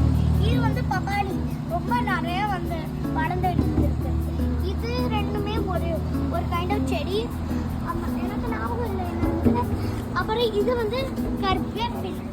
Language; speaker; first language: Tamil; early bilingual, heritage; Tamil